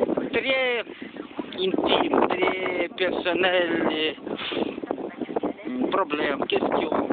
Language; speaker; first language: French; non-native, learner; Romanian